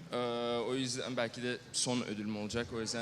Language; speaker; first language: Turkish; early bilingual, heritage; Turkish